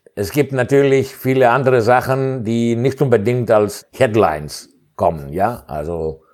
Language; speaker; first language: German; non-native, fluent; Greek